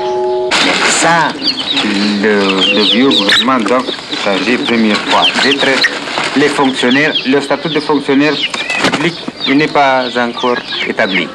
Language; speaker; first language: French; non-native, learner; Romanian